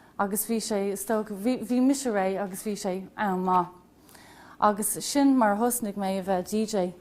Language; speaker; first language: Irish; non-native, local second language; English